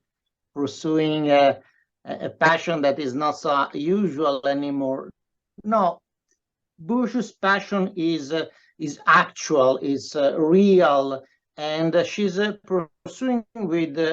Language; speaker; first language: English; non-native, fluent; Italian